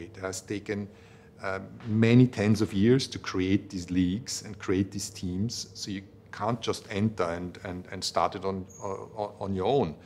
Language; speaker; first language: English; non-native, fluent; German